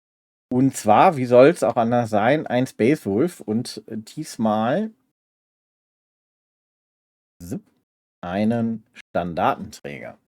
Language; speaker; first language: German; native; German